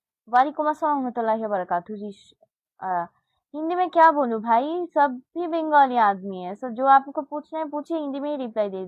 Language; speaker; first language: Hindi; non-native, learner; Bangla